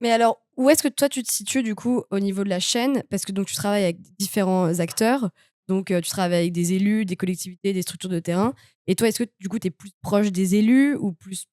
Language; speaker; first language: French; native; French